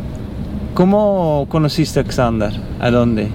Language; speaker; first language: Spanish; non-native, learner; English